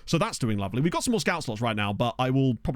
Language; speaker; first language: English; native; English